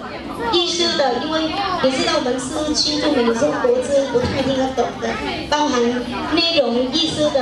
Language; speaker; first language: Chinese; non-native, fluent; Vietnamese